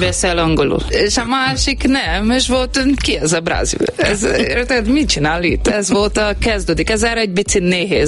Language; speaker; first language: Hungarian; non-native, learner; Portuguese